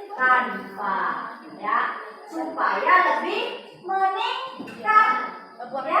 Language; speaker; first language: Indonesian; native; Indonesian